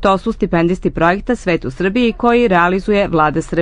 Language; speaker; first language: Serbian; native; Serbian